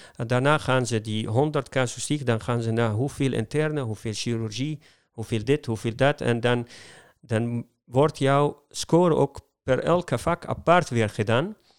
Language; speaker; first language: Dutch; non-native, fluent; Arabic